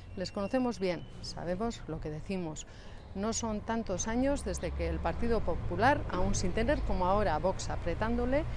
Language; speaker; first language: Spanish; native; Spanish